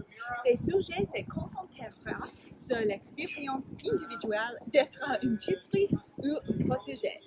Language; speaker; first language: French; non-native, learner; English